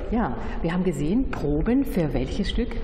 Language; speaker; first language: German; native; German